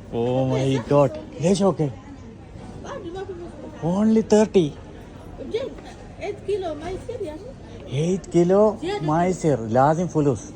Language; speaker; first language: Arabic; non-native, learner; Malayalam